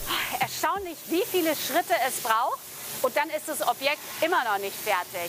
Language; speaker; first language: German; native; German